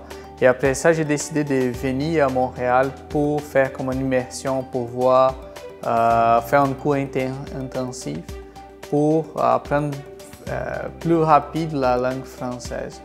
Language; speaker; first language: French; non-native, fluent; Portuguese